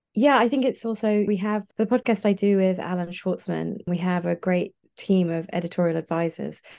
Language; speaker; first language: English; native; English